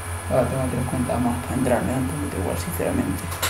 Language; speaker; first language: Spanish; native; Spanish